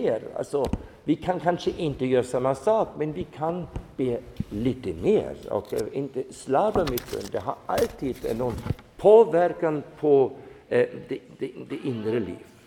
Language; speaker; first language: Swedish; non-native, fluent; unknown